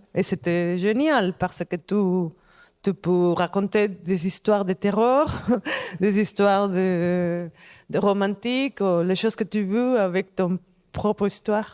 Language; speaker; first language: French; non-native, fluent; Spanish